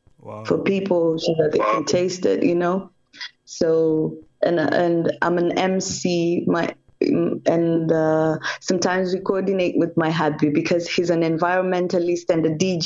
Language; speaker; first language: English; non-native, local second language; Swahili